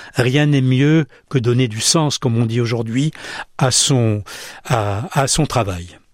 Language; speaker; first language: French; native; French